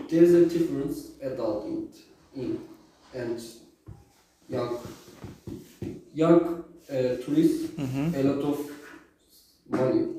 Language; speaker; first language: English; non-native, learner; Turkish